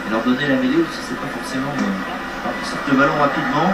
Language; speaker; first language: French; native; French